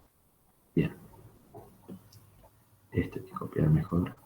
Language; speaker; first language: Spanish; native; Spanish